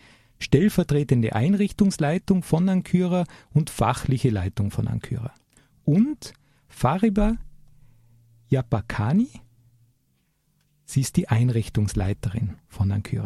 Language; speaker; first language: German; native; German